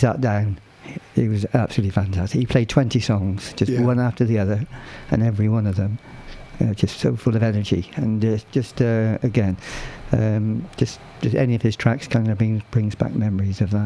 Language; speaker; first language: English; native; English